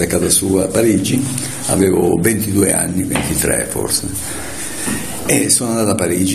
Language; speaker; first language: Italian; native; Italian